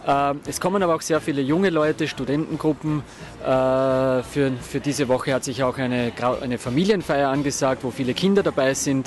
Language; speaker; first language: German; native; German